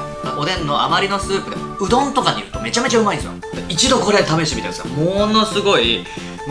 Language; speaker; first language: Japanese; native; Japanese